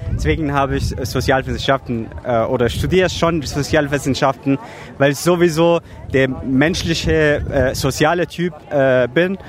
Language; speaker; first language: German; non-native, fluent; Arabic